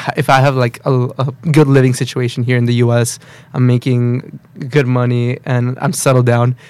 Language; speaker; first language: English; early bilingual, other home language; Spanish